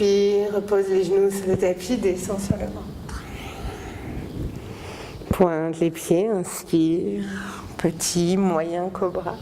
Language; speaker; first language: French; native; French